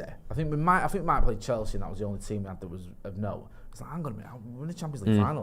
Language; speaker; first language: English; native; English